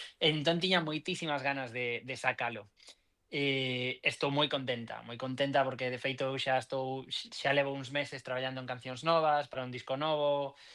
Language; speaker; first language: Galician; non-native, local second language; Spanish